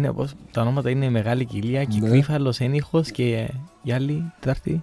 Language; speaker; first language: Greek; native; Greek